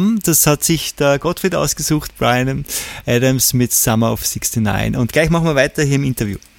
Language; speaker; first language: German; native; German